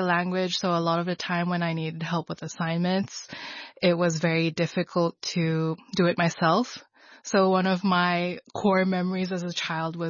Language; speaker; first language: English; non-native, local second language; Filipino